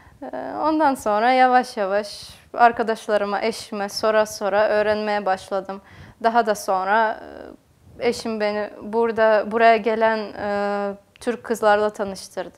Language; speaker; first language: Turkish; non-native, fluent; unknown